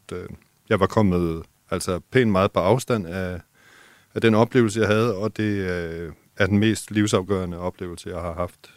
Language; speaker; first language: Danish; native; Danish